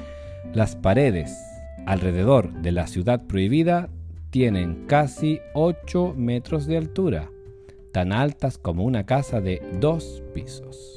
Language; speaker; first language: Spanish; native; Spanish